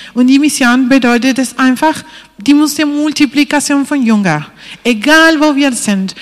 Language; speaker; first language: German; non-native, fluent; Spanish